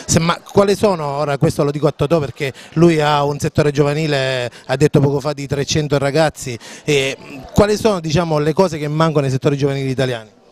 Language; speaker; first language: Italian; native; Italian